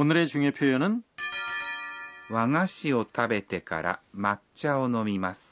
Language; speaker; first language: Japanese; non-native, fluent; Korean